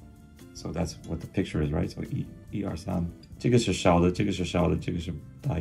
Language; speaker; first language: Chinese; non-native, fluent; English